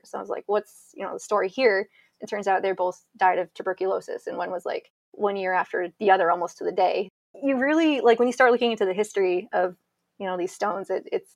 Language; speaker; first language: English; native; English